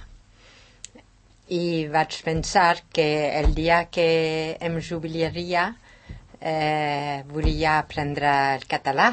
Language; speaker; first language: Catalan; non-native, learner; French